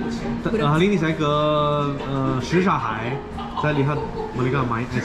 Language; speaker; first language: Indonesian; non-native, learner; Chinese